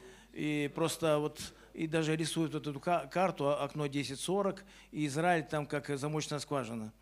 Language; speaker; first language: Russian; native; Russian